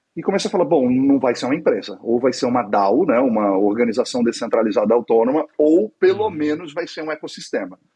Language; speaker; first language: Portuguese; native; Portuguese